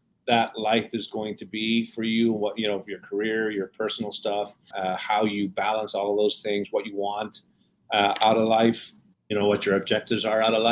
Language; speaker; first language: English; native; English